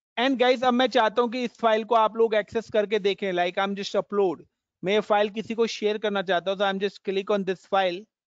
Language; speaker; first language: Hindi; native; Hindi